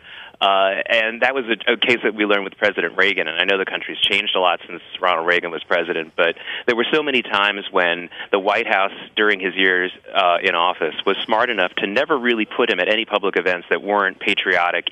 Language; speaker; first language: English; native; English